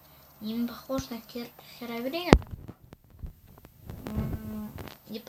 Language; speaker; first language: Russian; non-native, local second language; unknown